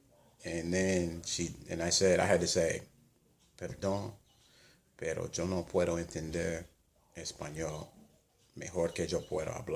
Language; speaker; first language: Spanish; non-native, learner; English